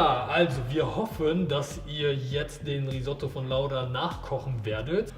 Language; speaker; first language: German; early bilingual, other home language; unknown